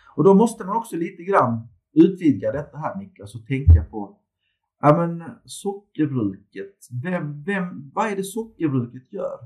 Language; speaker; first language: Swedish; early bilingual, other home language; Turkish